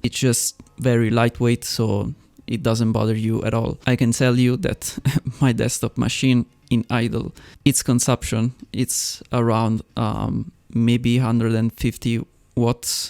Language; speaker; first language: English; non-native, fluent; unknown